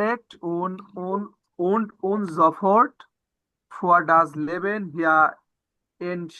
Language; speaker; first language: German; non-native, learner; Bangla